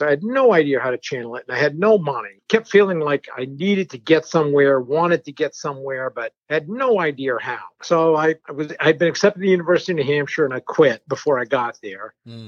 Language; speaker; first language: English; early bilingual, other home language; French